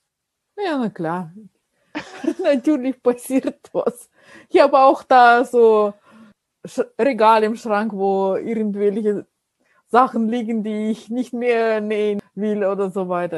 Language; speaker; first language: German; non-native, fluent; Russian